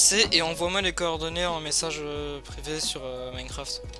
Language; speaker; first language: French; native; French